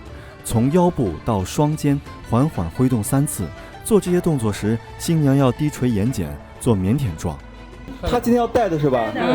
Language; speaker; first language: Chinese; native; Chinese